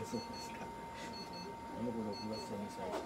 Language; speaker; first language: Japanese; native; Japanese